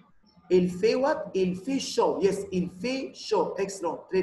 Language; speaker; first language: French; non-native, fluent; Arabic